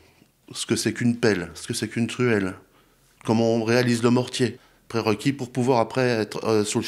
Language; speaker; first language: French; native; French